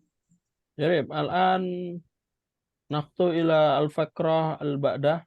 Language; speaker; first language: Arabic; non-native, fluent; Indonesian